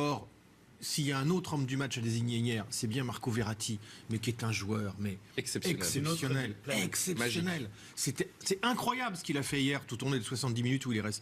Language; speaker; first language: French; native; French